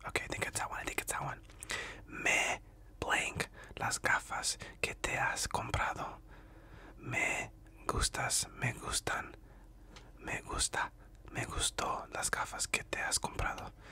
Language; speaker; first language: Spanish; non-native, learner; English